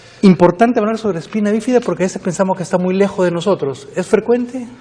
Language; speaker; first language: Spanish; native; Spanish